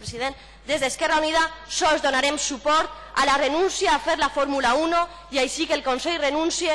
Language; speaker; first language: Catalan; native; Catalan